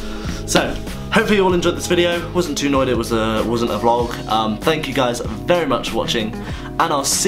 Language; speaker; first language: English; native; English